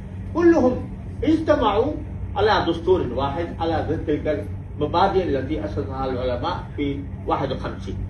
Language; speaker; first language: Arabic; non-native, fluent; Urdu